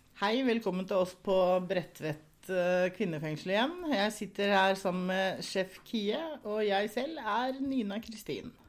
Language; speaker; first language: Norwegian; native; Norwegian